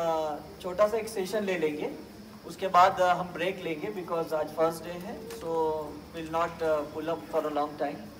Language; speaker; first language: Hindi; native; Hindi